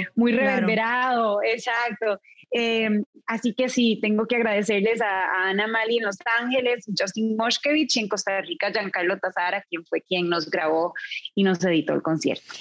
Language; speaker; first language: Spanish; native; Spanish